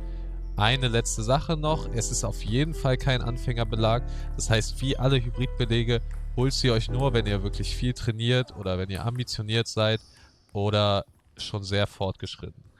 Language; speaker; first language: German; native; German